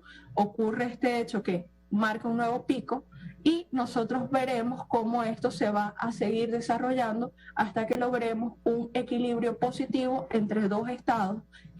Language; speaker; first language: Spanish; native; Spanish